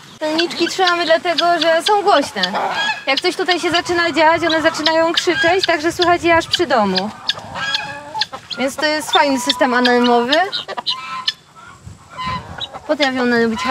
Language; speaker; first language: Polish; native; Polish